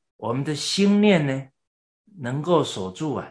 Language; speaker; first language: Chinese; native; Chinese